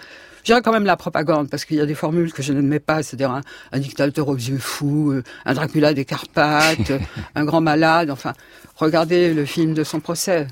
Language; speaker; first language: French; native; French